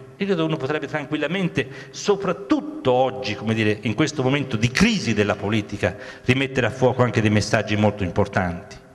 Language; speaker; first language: Italian; native; Italian